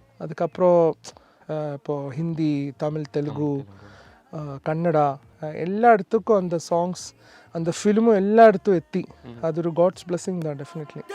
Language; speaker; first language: Tamil; non-native, learner; Malayalam